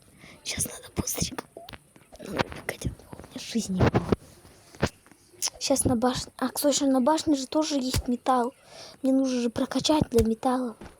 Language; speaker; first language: Russian; native; Russian